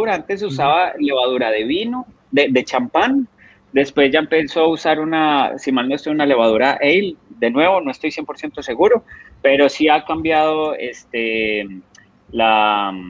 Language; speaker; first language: Spanish; native; Spanish